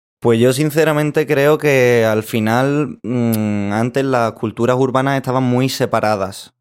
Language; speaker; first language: Spanish; native; Spanish